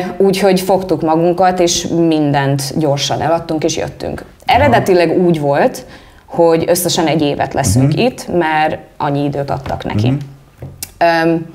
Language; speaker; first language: Hungarian; early bilingual, heritage; English